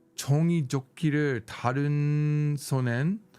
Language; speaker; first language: Korean; non-native, learner; English